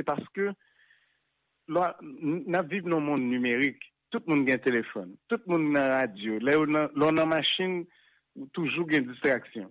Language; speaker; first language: French; non-native, local second language; Haitian Creole